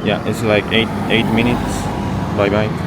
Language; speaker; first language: English; non-native, learner; Korean